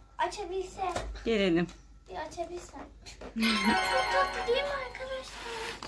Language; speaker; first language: Turkish; native; Turkish